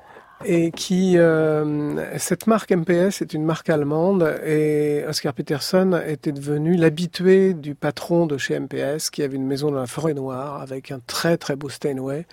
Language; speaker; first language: French; native; French